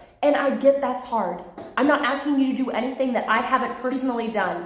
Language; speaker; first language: English; native; English